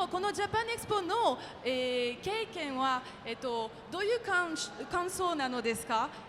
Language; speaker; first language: Japanese; non-native, fluent; French